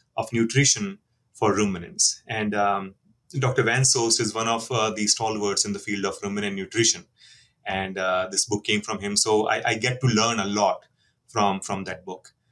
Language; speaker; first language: English; non-native, local second language; Hindi